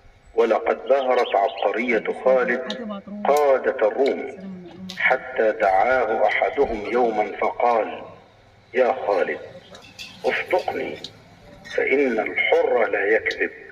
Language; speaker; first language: Arabic; native; Arabic